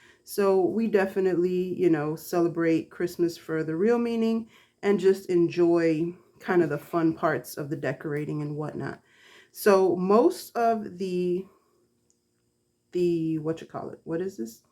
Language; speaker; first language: English; native; English